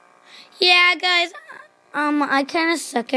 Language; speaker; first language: English; native; English